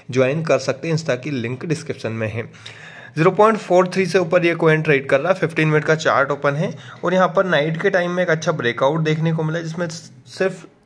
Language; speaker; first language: Hindi; native; Hindi